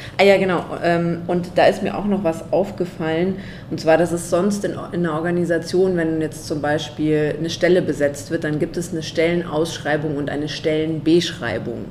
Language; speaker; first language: German; native; German